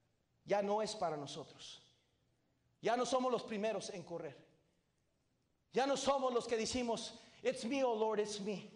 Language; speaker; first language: Spanish; native; Spanish